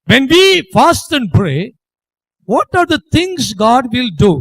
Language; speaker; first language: English; non-native, local second language; Tamil